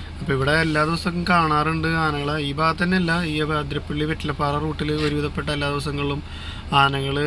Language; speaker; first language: Malayalam; native; Malayalam